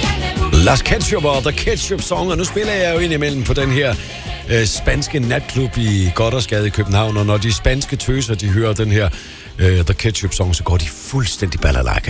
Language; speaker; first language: Danish; native; Danish